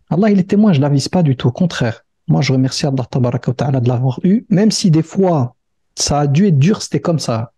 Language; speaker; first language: French; early bilingual, other home language; Arabic